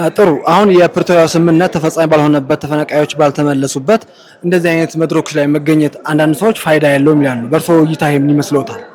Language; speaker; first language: Amharic; non-native, local second language; Tigrinya